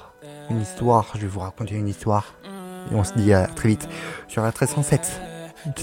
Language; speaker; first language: French; native; French